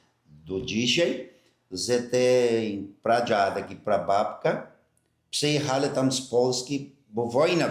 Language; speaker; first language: Polish; early bilingual, heritage; Polish